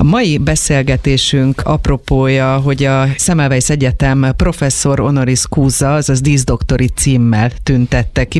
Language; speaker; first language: Hungarian; native; Hungarian